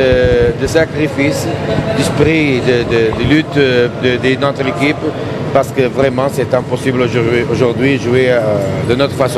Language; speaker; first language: French; non-native, learner; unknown